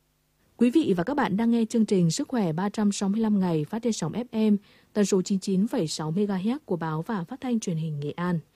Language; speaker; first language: Vietnamese; native; Vietnamese